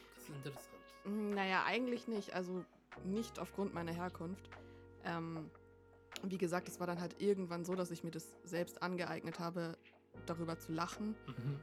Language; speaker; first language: German; early bilingual, other home language; Vietnamese